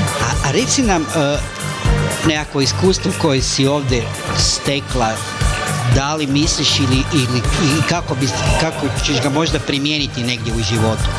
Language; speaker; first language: Croatian; native; Croatian